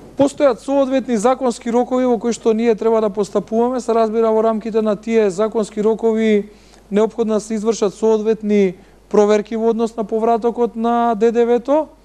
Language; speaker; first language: Macedonian; native; Macedonian